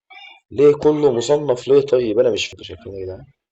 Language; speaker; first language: Arabic; native; Arabic